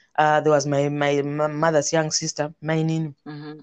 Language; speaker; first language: English; non-native, local second language; Shona